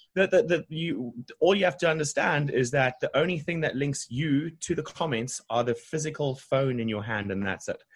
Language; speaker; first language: English; native; English